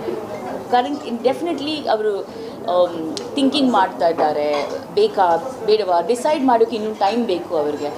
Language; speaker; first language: Kannada; non-native, fluent; Malayalam